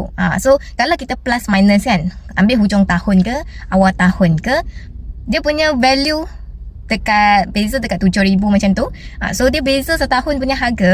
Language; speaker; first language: Malay; native; Malay